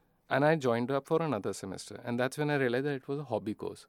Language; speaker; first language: English; non-native, local second language; Hindi